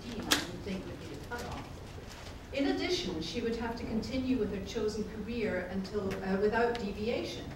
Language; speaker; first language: English; native; English